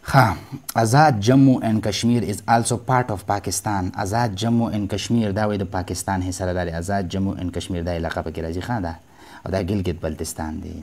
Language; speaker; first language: Urdu; non-native, local second language; Pashto